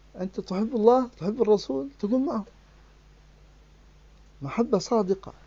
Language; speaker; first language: Arabic; native; Arabic